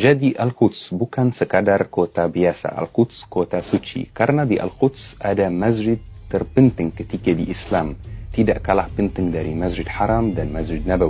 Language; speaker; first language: Indonesian; non-native, fluent; Arabic